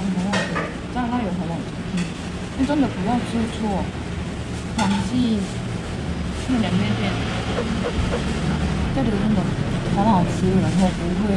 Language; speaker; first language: Chinese; non-native, fluent; Korean